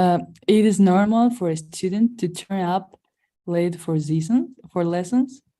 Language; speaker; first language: English; non-native, learner; Spanish